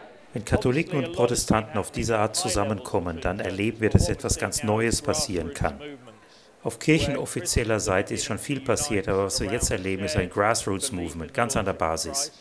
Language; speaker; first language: German; native; German